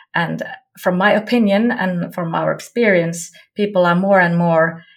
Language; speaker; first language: English; non-native, fluent; Finnish